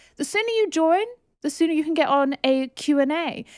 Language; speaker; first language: English; native; English